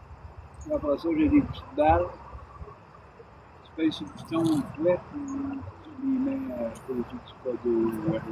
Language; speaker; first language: French; native; French